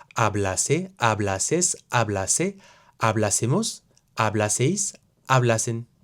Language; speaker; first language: Spanish; non-native, fluent; French